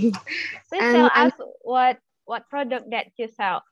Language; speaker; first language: English; non-native, learner; Malay